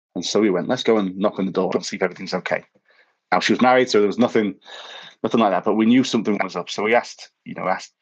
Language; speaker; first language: English; native; English